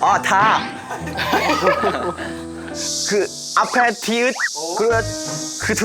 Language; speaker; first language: Korean; non-native, learner; Japanese